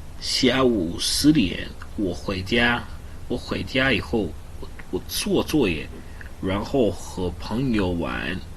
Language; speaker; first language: Chinese; non-native, learner; English